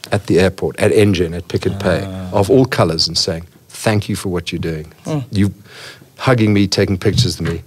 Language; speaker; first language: English; native; English